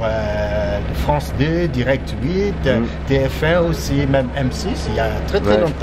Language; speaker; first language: French; non-native, local second language; Lingala